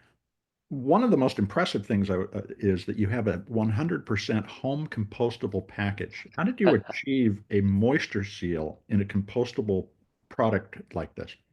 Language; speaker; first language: English; native; English